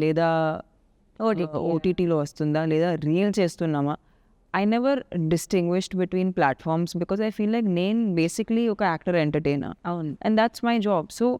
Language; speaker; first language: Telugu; non-native, local second language; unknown